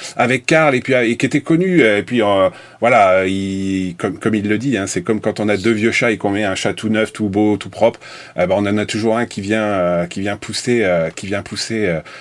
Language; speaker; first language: French; native; French